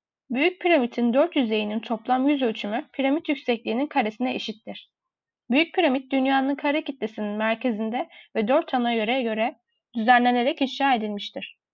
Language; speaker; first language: Turkish; native; Turkish